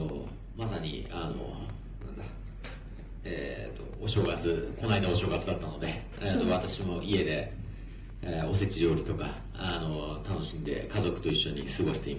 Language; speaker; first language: Japanese; native; Japanese